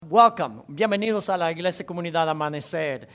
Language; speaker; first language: Spanish; non-native, fluent; English